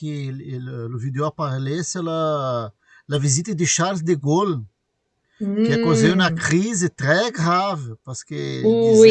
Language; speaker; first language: French; non-native, learner; Portuguese